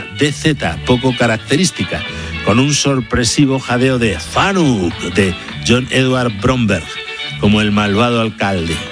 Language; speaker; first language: Spanish; native; Spanish